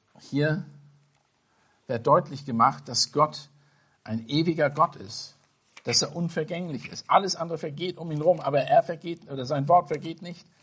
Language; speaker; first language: German; non-native, fluent; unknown